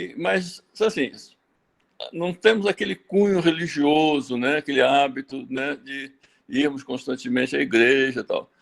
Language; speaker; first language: Portuguese; early bilingual, other home language; German